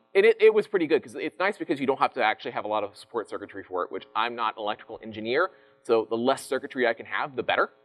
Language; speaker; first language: English; native; English